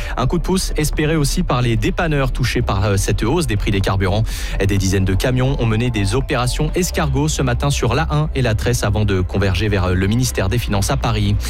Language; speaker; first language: French; native; French